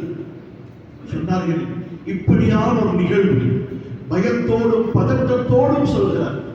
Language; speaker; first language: Tamil; native; Tamil